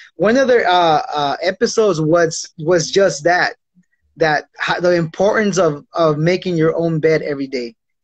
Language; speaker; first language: English; native; English